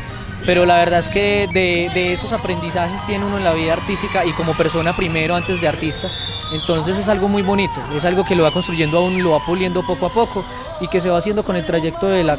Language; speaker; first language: Spanish; native; Spanish